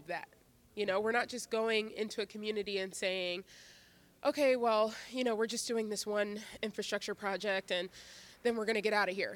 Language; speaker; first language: English; native; English